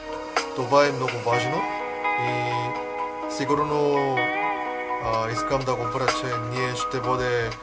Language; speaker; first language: Bulgarian; non-native, learner; Korean